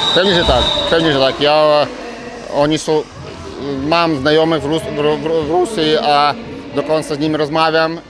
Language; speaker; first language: Polish; non-native, learner; Ukrainian